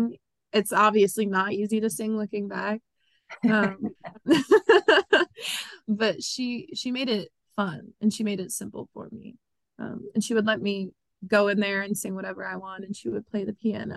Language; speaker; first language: English; native; English